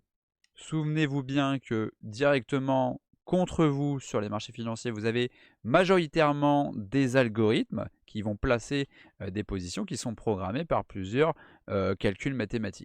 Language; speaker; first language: French; native; French